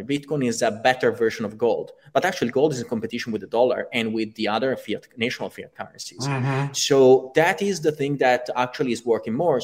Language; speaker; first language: English; non-native, fluent; Italian